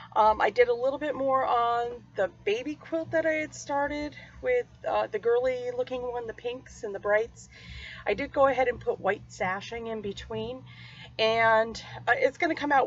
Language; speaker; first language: English; native; English